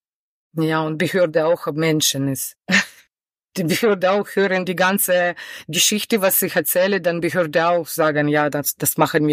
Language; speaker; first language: German; non-native, learner; Ukrainian